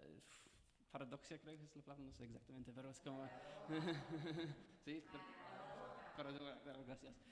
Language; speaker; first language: Spanish; non-native, fluent; English